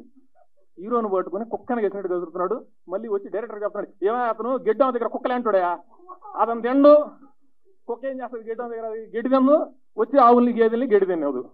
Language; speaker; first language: Telugu; native; Telugu